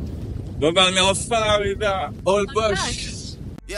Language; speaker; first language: French; native; French